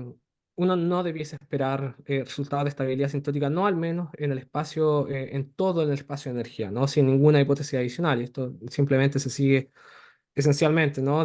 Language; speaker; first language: Spanish; native; Spanish